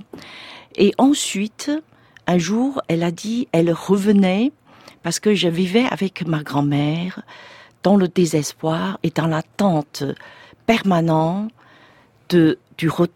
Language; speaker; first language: French; non-native, fluent; Chinese